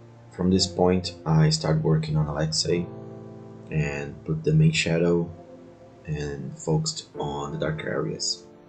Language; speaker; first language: English; non-native, fluent; Portuguese